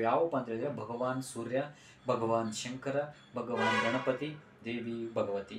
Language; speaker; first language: Kannada; native; Kannada